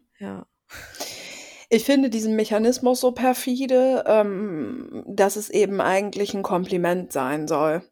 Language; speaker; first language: German; native; German